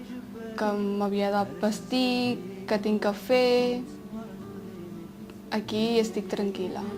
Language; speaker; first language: Catalan; non-native, fluent; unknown